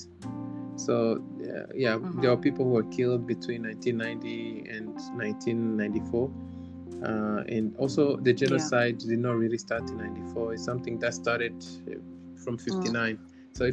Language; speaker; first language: English; non-native, local second language; Kinyarwanda